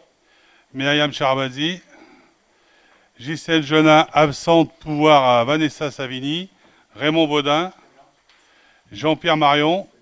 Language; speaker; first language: French; native; French